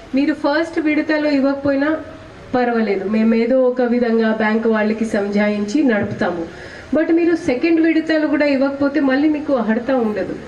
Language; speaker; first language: Telugu; non-native, fluent; Hindi